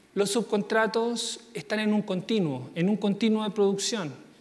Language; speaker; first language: Spanish; native; Spanish